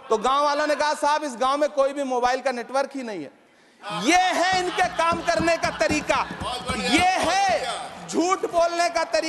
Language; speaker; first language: Hindi; native; Hindi